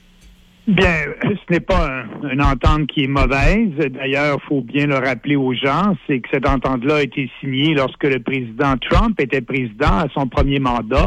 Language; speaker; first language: French; native; French